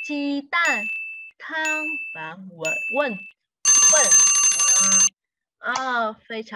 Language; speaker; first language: Chinese; non-native, fluent; Vietnamese